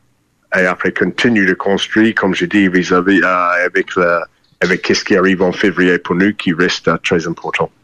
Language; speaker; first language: French; non-native, fluent; English